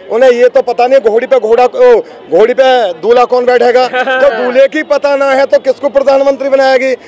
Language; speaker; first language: Hindi; native; Hindi